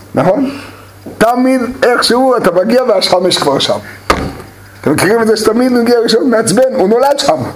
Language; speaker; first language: Hebrew; native; Hebrew